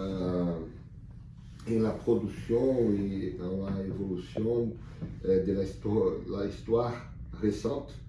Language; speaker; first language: French; non-native, learner; Portuguese